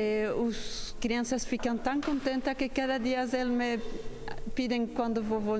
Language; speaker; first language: Portuguese; non-native, learner; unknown